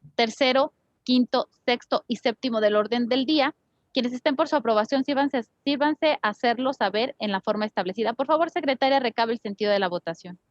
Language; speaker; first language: Spanish; native; Spanish